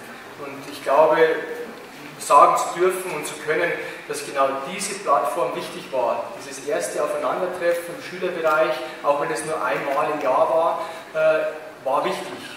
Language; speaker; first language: German; native; German